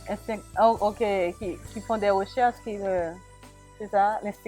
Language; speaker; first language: French; native; French